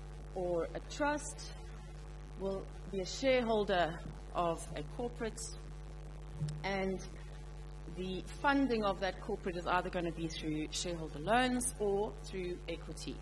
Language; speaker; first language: English; native; English